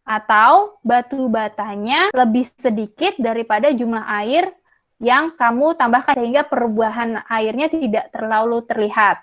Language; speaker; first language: Indonesian; native; Indonesian